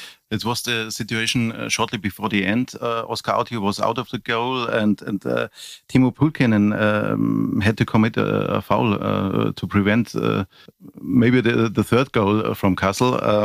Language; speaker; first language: English; non-native, fluent; German